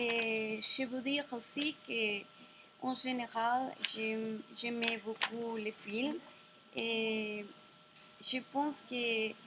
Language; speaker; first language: French; non-native, learner; Spanish